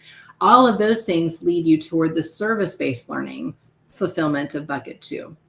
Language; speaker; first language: English; native; English